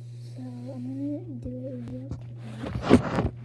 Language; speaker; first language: English; native; English